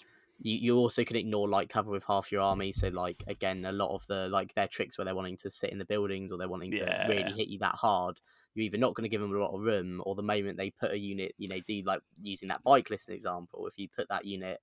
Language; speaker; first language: English; native; English